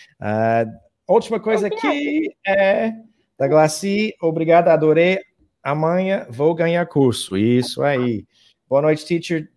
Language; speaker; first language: Portuguese; non-native, fluent; English